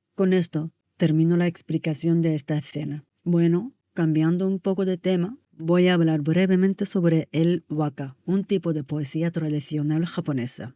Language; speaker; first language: Spanish; non-native, fluent; Japanese